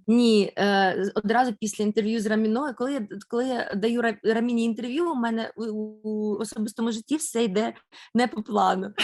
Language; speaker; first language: Ukrainian; non-native, local second language; Russian